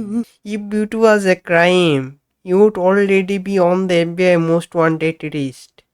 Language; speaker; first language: English; non-native, learner; Bangla